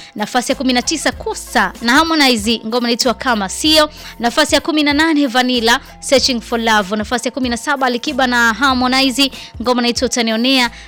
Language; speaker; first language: Swahili; native; Swahili